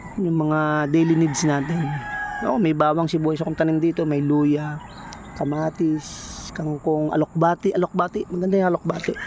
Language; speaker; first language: Filipino; non-native, local second language; Bikol